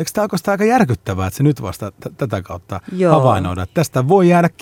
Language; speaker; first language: Finnish; native; Finnish